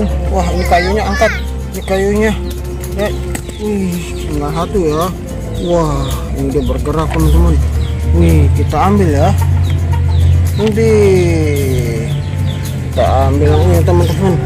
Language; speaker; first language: Indonesian; native; Indonesian